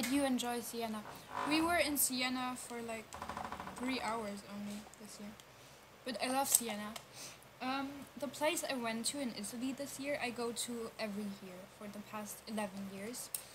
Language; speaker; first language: English; non-native, fluent; German